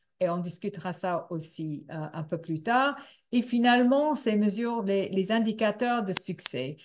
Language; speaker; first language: French; non-native, fluent; English